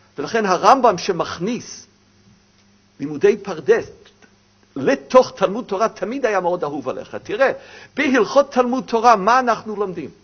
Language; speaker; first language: Hebrew; non-native, fluent; English